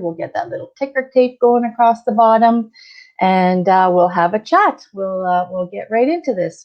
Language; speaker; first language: English; native; English